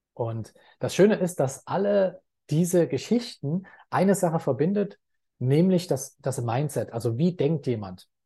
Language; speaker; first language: German; native; German